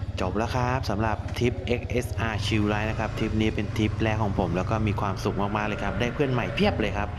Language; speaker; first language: Thai; native; Thai